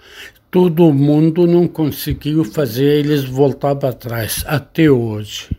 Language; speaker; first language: Portuguese; non-native, learner; Arabic